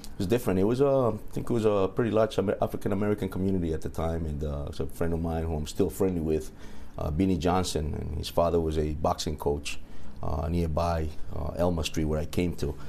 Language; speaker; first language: English; early bilingual, other home language; Spanish